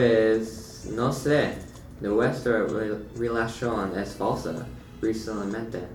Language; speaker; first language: Spanish; non-native, learner; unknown